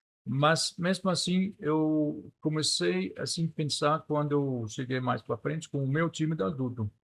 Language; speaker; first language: Portuguese; non-native, fluent; Danish